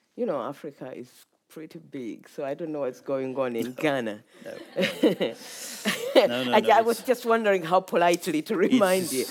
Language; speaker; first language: English; non-native, local second language; Ganda